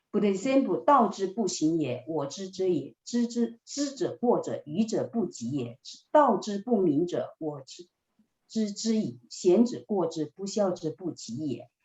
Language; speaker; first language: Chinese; native; Chinese